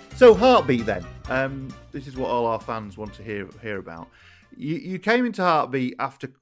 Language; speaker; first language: English; native; English